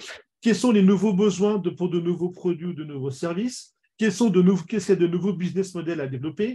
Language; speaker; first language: French; native; French